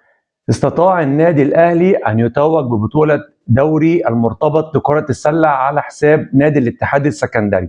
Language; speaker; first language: Arabic; native; Arabic